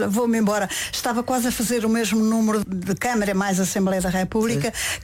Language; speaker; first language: Portuguese; native; Portuguese